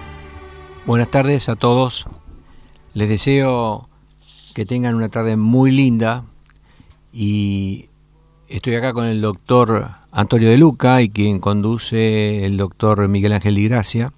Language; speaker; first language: Spanish; native; Spanish